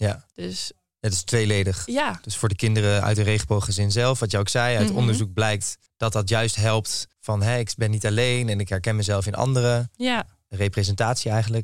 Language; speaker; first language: Dutch; native; Dutch